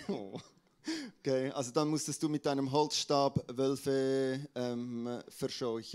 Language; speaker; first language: German; native; German